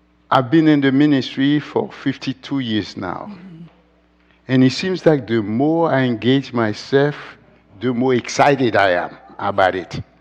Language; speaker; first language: English; non-native, fluent; Haitian Creole